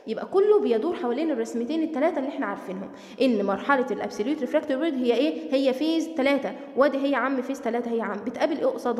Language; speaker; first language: Arabic; native; Arabic